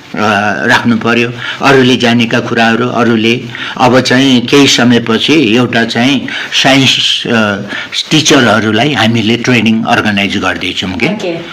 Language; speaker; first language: Nepali; non-native, local second language; Newari